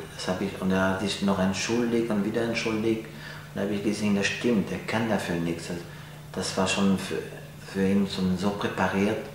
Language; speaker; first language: German; non-native, fluent; French